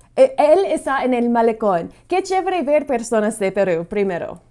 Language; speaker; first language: Spanish; non-native, fluent; English